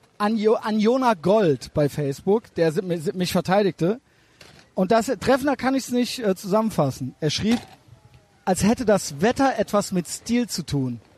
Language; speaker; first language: German; native; German